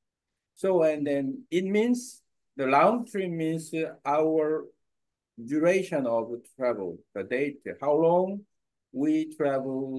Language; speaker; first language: English; non-native, learner; Korean